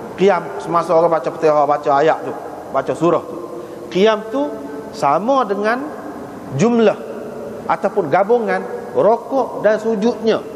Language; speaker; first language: Malay; native; Malay